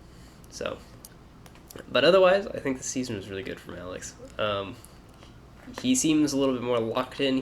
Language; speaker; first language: English; native; English